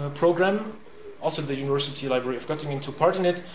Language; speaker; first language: English; non-native, fluent; German